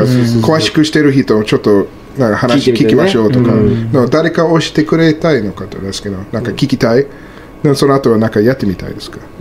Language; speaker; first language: Japanese; non-native, learner; English